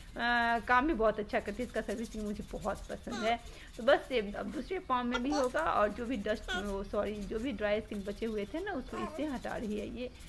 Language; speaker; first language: Hindi; native; Hindi